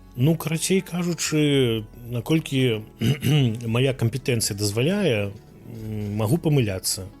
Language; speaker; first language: Belarusian; non-native, local second language; Russian